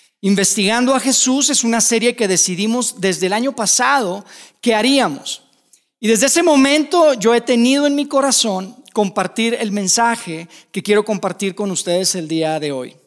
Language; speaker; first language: Spanish; native; Spanish